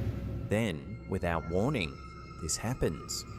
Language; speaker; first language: English; native; English